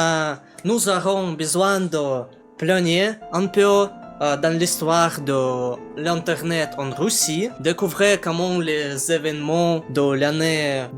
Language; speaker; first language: French; non-native, learner; Russian